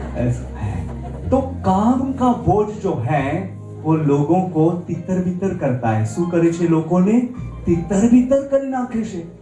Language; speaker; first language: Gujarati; non-native, local second language; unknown